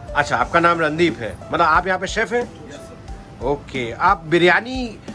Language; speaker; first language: Hindi; native; Hindi